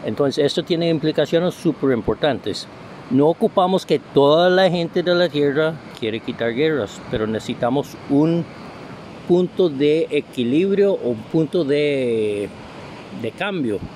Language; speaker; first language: Spanish; non-native, fluent; English